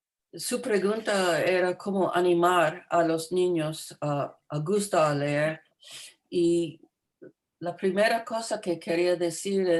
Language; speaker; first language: Spanish; non-native, fluent; English